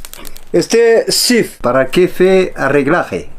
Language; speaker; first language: Spanish; non-native, learner; Arabic